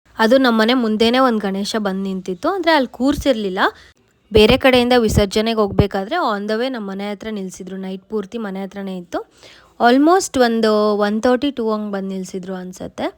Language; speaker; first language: Kannada; native; Kannada